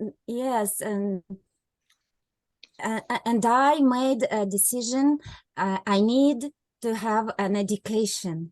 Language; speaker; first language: English; non-native, learner; Russian